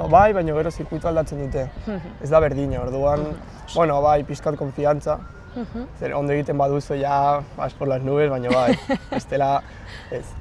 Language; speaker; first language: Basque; non-native, local second language; Spanish